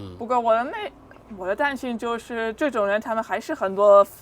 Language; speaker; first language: Chinese; non-native, fluent; German